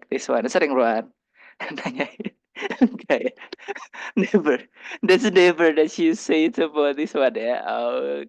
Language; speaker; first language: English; non-native, learner; Indonesian